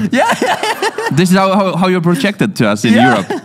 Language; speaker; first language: English; non-native, fluent; Estonian